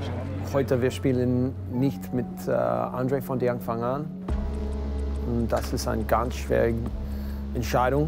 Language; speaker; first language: German; non-native, learner; English